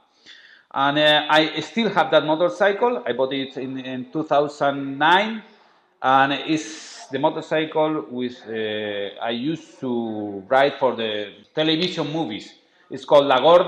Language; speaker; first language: English; non-native, fluent; Spanish